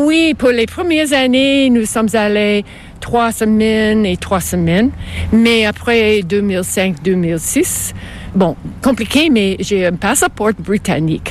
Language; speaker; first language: French; non-native, local second language; English